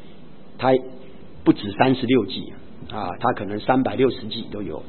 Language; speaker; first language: Chinese; native; Chinese